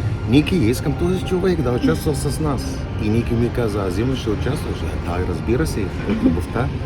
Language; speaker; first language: Bulgarian; non-native, learner; Arabic